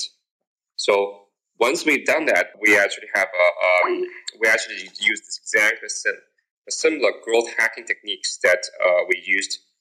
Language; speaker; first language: English; native; English